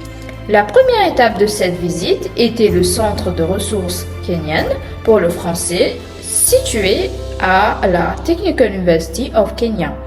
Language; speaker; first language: French; non-native, fluent; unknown